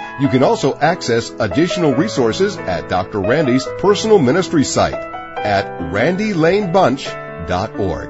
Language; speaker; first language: English; native; English